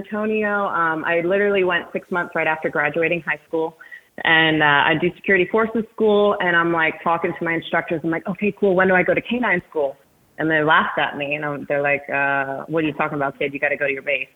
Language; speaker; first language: English; native; English